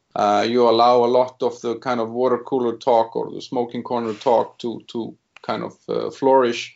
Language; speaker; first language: English; non-native, fluent; Icelandic